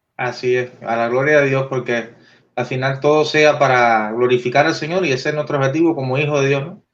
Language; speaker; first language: Spanish; native; Spanish